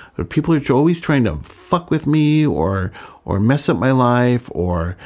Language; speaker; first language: English; native; English